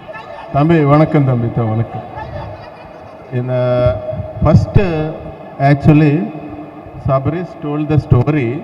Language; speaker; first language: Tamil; non-native, learner; Telugu